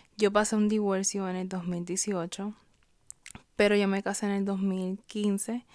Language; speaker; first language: Spanish; native; Spanish